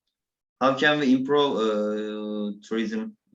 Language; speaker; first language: English; non-native, learner; Turkish